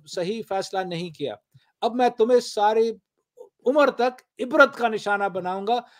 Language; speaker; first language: Urdu; non-native, local second language; Pashto